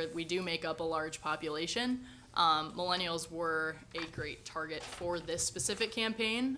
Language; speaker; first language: English; native; English